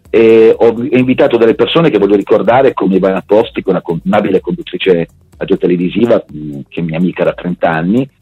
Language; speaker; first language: Italian; native; Italian